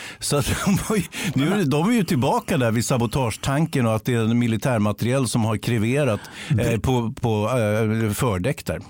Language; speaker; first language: Swedish; native; Swedish